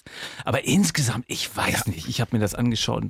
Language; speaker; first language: German; native; German